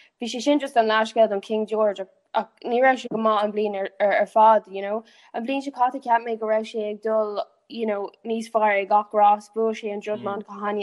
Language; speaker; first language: Irish; non-native, local second language; English